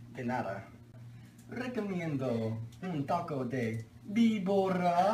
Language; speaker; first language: Spanish; non-native, learner; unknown